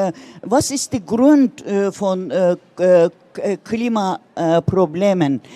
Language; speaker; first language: German; non-native, learner; Turkish